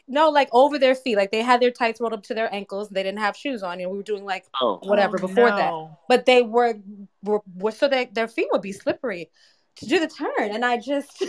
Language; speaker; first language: English; native; English